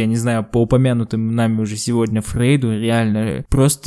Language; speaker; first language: Russian; native; Russian